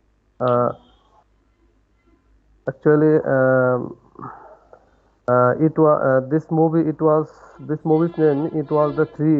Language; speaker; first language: English; non-native, learner; Bangla